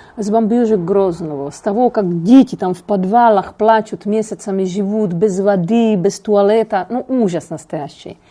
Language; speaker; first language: Russian; non-native, fluent; Czech